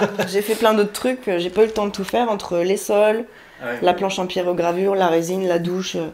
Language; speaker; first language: French; native; French